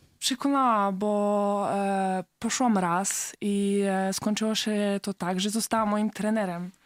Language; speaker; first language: Polish; early bilingual, heritage; Polish